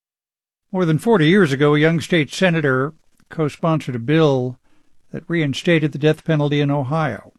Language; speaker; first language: English; native; English